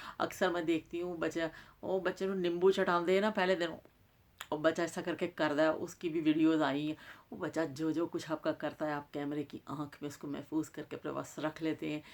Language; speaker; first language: Urdu; non-native, local second language; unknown